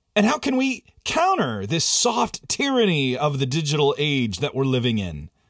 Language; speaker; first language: English; native; English